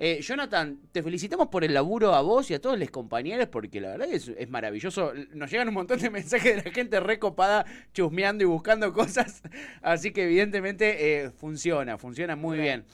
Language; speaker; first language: Spanish; native; Spanish